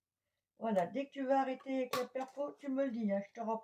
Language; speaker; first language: French; native; French